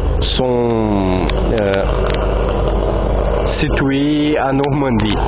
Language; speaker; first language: French; non-native, learner; Portuguese